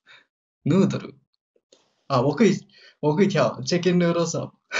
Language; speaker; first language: Chinese; non-native, learner; Japanese